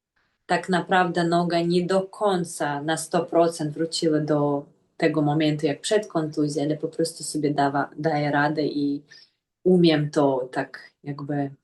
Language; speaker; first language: Polish; non-native, fluent; Russian